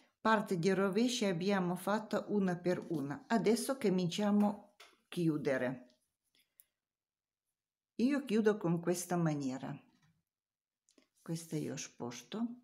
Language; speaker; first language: Italian; non-native, learner; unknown